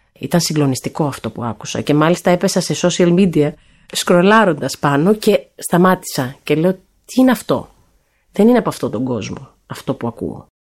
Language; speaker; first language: Greek; early bilingual, heritage; Greek